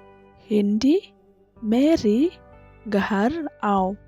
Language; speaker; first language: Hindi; non-native, learner; Khasi